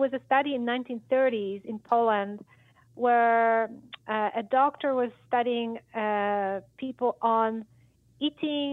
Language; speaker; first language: English; non-native, fluent; Polish